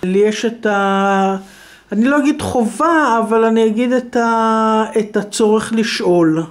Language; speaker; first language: Hebrew; native; Hebrew